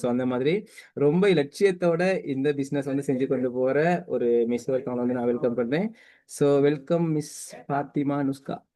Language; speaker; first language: Tamil; native; Tamil